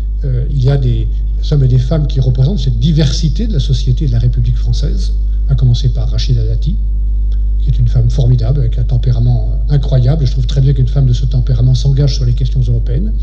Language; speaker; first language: French; native; French